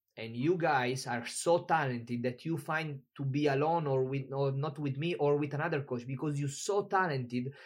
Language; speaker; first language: English; non-native, fluent; Italian